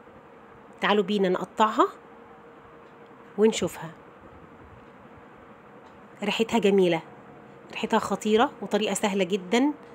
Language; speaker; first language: Arabic; native; Arabic